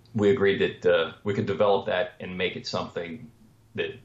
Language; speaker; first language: English; native; English